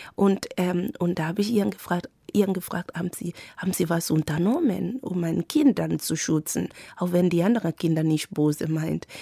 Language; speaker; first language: German; non-native, fluent; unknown